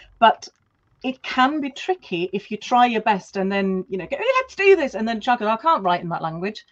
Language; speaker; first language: English; non-native, fluent; German